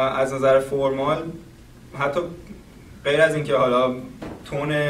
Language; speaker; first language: Persian; native; Persian